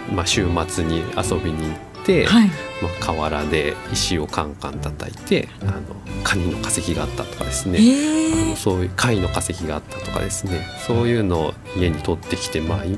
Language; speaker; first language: Japanese; native; Japanese